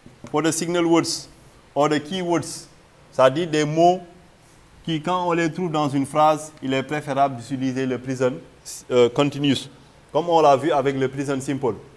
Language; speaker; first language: French; non-native, local second language; Wolof